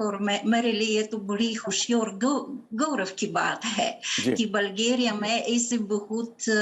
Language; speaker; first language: Hindi; non-native, fluent; Bulgarian